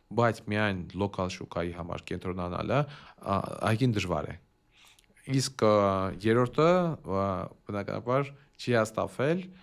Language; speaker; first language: Armenian; early bilingual, heritage; Armenian